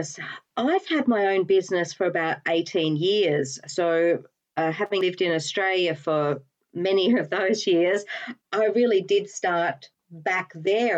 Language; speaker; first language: English; native; English